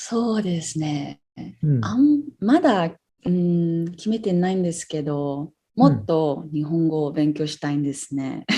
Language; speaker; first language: Japanese; non-native, fluent; English